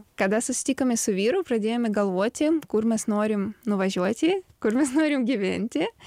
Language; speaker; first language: Lithuanian; non-native, learner; Ukrainian